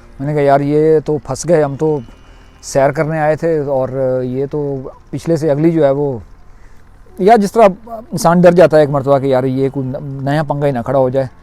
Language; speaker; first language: Urdu; non-native, local second language; Punjabi